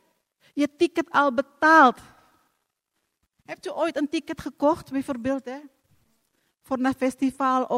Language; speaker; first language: Dutch; non-native, fluent; Indonesian